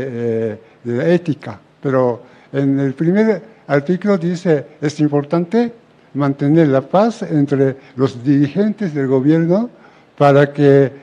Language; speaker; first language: Spanish; non-native, fluent; Japanese